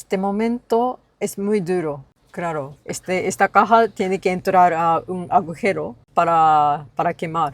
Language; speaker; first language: Spanish; non-native, learner; Japanese